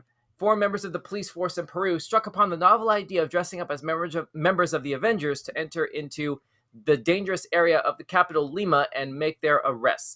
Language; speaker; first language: English; native; English